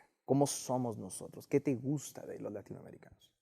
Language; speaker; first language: Spanish; native; Spanish